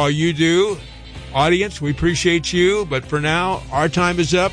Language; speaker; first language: English; native; English